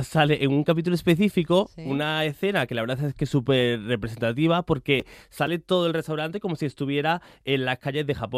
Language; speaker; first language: Spanish; native; Spanish